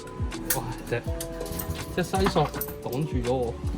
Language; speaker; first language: Chinese; native; Chinese